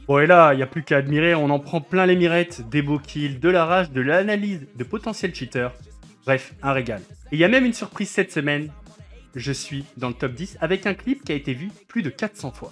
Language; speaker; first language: French; native; French